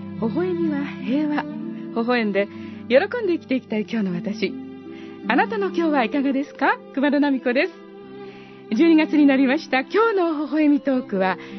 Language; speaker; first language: Japanese; native; Japanese